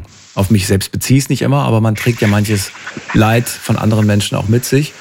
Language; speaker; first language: German; native; German